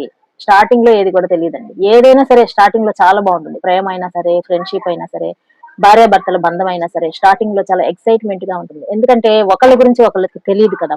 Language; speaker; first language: Telugu; native; Telugu